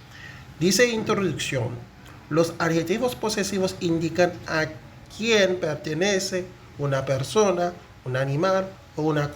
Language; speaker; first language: Spanish; non-native, fluent; Haitian Creole